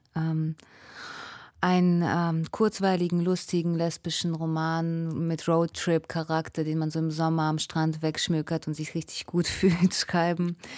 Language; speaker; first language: German; early bilingual, other home language; Russian